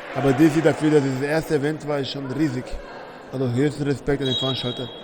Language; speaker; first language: German; native; German